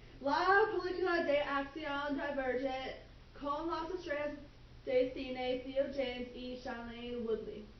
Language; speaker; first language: Spanish; non-native, learner; English